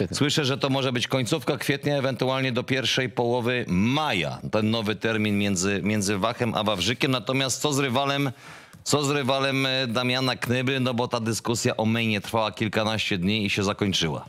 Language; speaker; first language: Polish; native; Polish